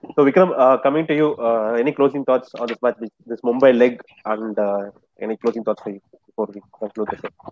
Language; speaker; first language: English; non-native, local second language; Tamil